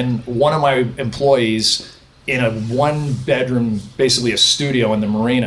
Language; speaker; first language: English; native; English